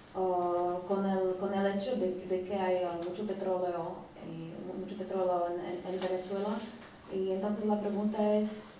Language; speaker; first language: Spanish; non-native, fluent; Slovak